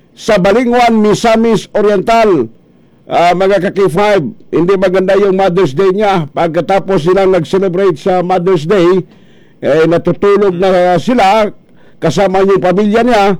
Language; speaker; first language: Filipino; non-native, local second language; Cebuano